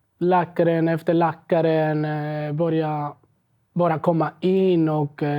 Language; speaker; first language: Swedish; non-native, learner; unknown